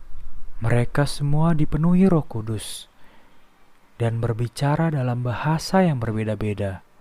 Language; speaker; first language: Indonesian; native; Indonesian